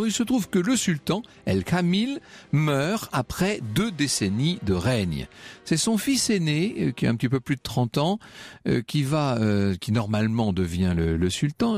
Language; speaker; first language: French; native; French